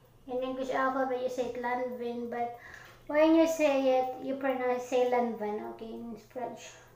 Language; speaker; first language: English; non-native, local second language; Filipino